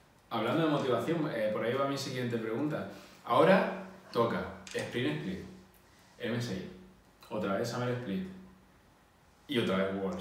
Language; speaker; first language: Spanish; native; Spanish